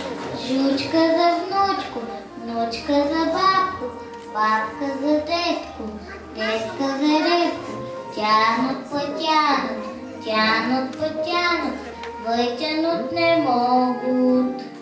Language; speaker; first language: Russian; non-native, learner; Bulgarian